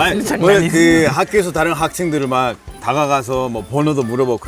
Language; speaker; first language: Korean; non-native, fluent; Spanish